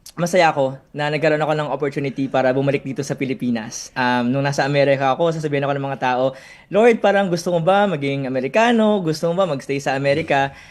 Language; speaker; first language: Filipino; non-native, local second language; Kinaray-a